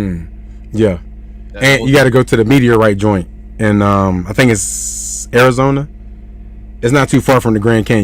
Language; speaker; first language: English; native; English